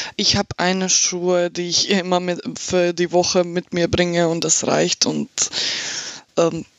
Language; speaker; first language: German; non-native, fluent; Slovak